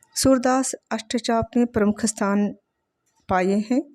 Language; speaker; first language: Hindi; non-native, local second language; Telugu